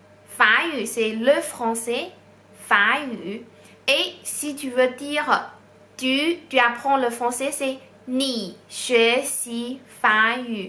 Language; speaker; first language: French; non-native, fluent; Chinese